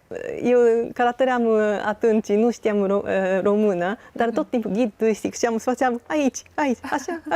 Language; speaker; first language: Romanian; non-native, learner; Japanese